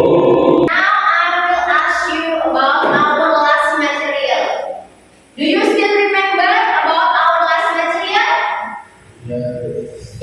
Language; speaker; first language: English; non-native, learner; Indonesian